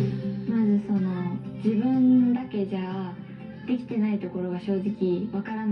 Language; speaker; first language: Japanese; native; Japanese